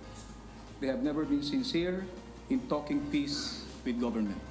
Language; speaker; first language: English; non-native, local second language; Filipino